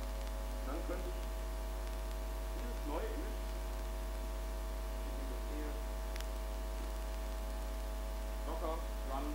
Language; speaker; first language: German; native; German